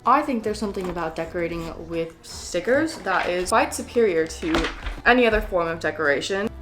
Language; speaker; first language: English; native; English